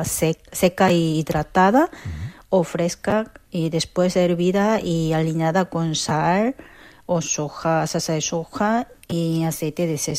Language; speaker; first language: Spanish; non-native, fluent; Korean